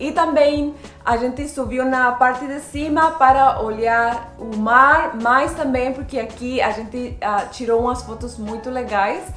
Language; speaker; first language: Portuguese; non-native, fluent; Spanish